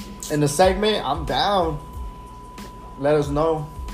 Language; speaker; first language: English; early bilingual, other home language; Spanish